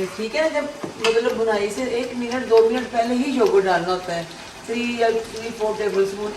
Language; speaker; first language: Urdu; non-native, local second language; Punjabi